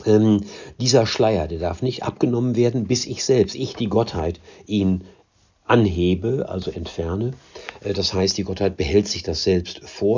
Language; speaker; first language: German; native; German